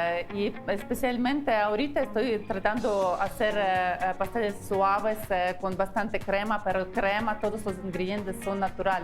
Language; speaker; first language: Spanish; non-native, learner; Ukrainian